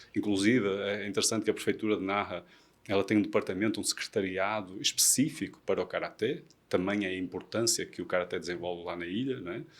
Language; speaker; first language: Portuguese; native; Portuguese